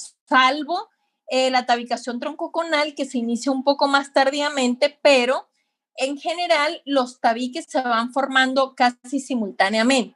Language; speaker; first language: Spanish; native; Spanish